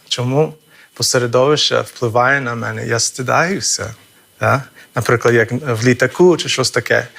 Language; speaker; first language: Ukrainian; non-native, fluent; English